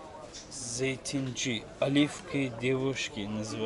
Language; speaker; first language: Russian; non-native, learner; Turkish